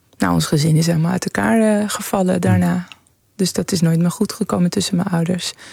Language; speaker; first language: Dutch; early bilingual, other home language; Persian